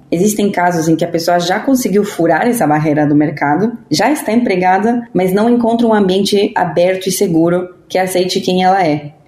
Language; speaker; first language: Portuguese; non-native, fluent; Spanish